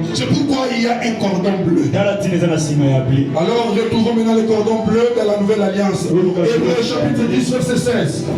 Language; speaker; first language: French; non-native, local second language; Lingala